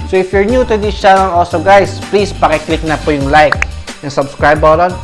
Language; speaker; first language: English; non-native, local second language; Filipino